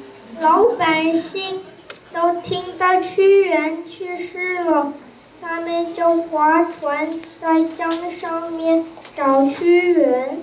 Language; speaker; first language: Chinese; early bilingual, heritage; Chinese